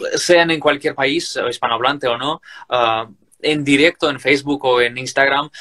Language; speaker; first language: Spanish; non-native, fluent; Russian